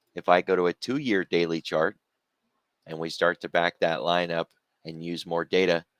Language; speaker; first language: English; native; English